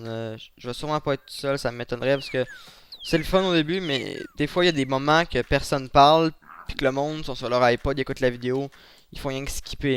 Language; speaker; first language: French; native; French